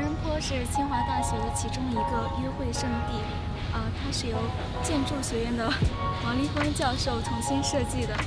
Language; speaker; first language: Chinese; native; Chinese